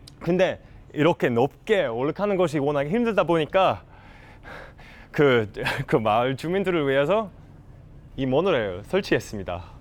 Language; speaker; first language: Korean; non-native, fluent; English